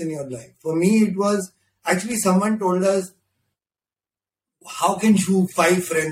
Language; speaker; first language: English; non-native, local second language; Hindi